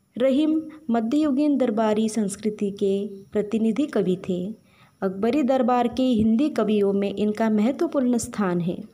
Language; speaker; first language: Hindi; non-native, local second language; Marathi